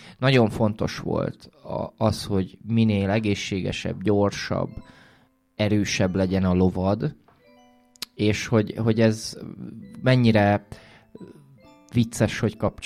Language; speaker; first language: Hungarian; native; Hungarian